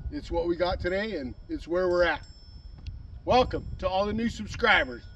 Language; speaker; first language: English; native; English